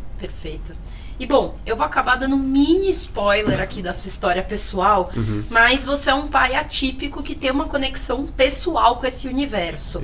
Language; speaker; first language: Portuguese; native; Portuguese